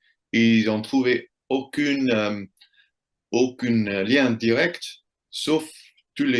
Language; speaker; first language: French; non-native, fluent; English